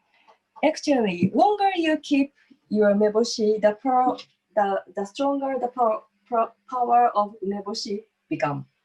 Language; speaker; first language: English; non-native, fluent; Japanese